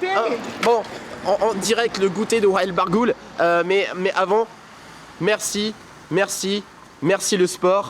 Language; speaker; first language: French; native; French